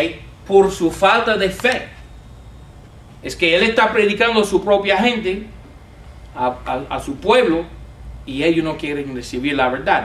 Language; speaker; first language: Spanish; non-native, fluent; English